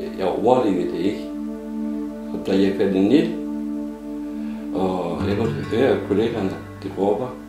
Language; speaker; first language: Danish; non-native, learner; Turkish